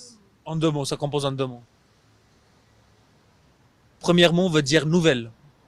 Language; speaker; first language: French; non-native, fluent; English